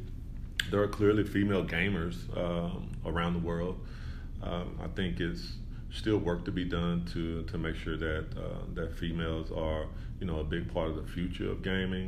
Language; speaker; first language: English; native; English